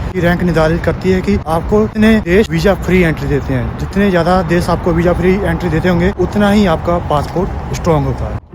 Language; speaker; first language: Hindi; non-native, local second language; Punjabi